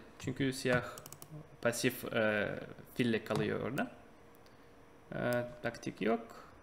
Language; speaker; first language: Turkish; non-native, fluent; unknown